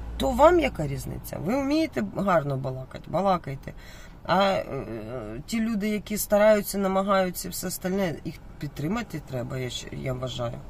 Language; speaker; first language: Ukrainian; non-native, local second language; Russian